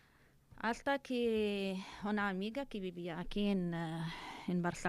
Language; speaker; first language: Spanish; non-native, learner; Arabic